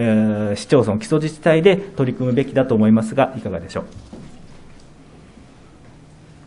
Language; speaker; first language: Japanese; native; Japanese